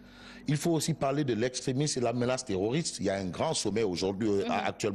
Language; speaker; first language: French; non-native, local second language; Wolof